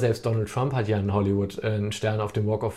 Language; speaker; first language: German; native; German